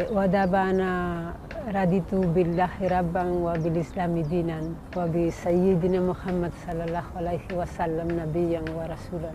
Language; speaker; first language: Arabic; non-native, learner; Spanish